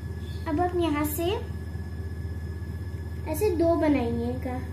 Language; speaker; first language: Hindi; native; Hindi